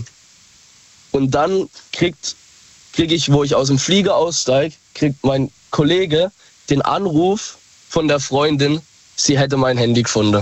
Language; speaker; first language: German; native; German